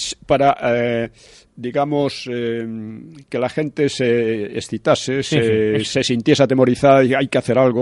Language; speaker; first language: Spanish; native; Spanish